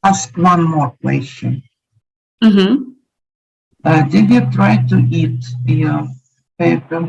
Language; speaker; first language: English; non-native, learner; Ukrainian